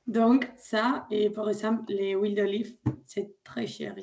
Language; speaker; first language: French; non-native, learner; Spanish